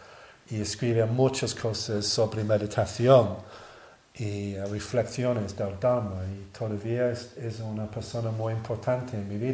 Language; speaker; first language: Spanish; non-native, learner; English